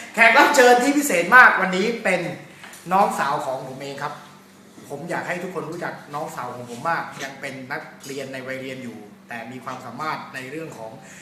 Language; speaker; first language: Thai; native; Thai